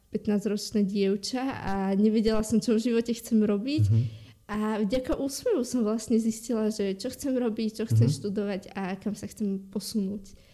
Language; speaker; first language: Slovak; native; Slovak